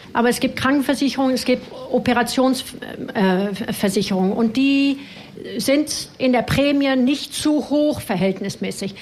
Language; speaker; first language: German; non-native, fluent; French